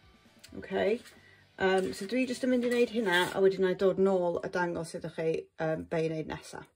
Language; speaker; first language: Welsh; non-native, local second language; English